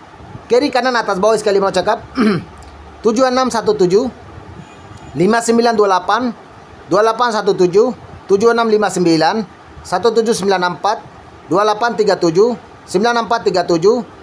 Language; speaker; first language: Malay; non-native, learner; Bangla